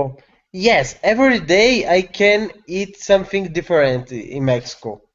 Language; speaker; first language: English; non-native, learner; Portuguese